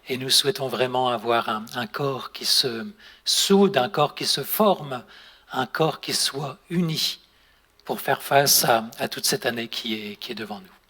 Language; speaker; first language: French; native; French